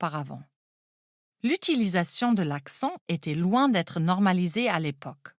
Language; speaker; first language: French; non-native, fluent; German